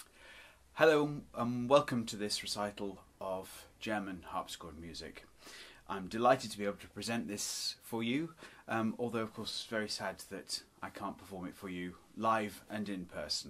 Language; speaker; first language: English; native; English